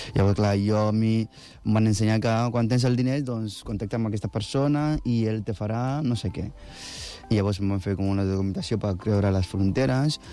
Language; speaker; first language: Catalan; non-native, fluent; Akan